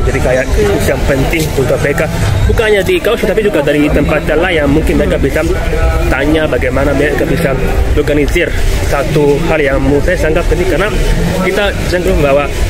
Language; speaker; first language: Indonesian; non-native, fluent; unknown